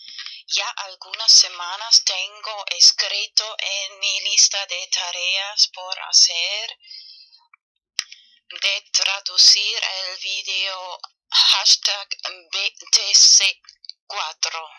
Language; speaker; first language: Spanish; non-native, fluent; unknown